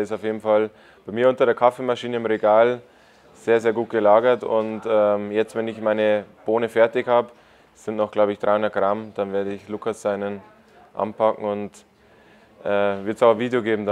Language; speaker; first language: German; native; German